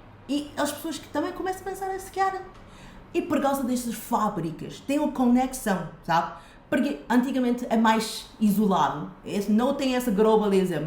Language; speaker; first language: Portuguese; non-native, fluent; Chinese